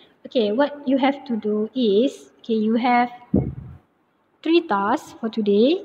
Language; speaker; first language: English; non-native, local second language; Malay